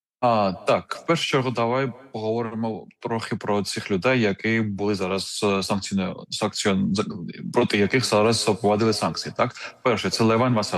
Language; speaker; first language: Ukrainian; non-native, fluent; Georgian